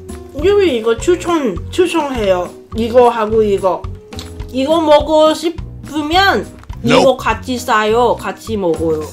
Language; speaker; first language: Korean; non-native, learner; Cantonese